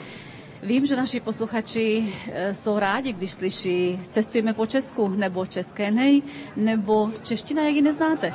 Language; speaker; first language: Czech; early bilingual, heritage; Czech